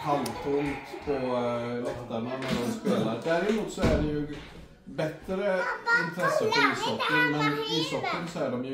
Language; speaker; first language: Swedish; native; Swedish